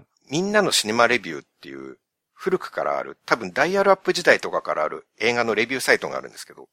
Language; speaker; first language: Japanese; native; Japanese